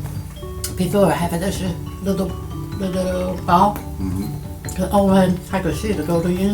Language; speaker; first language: English; non-native, learner; Chinese